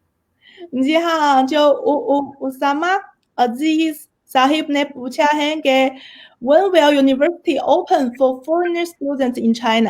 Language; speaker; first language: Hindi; non-native, fluent; Chinese